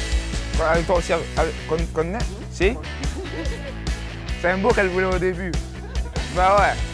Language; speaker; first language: French; early bilingual, other home language; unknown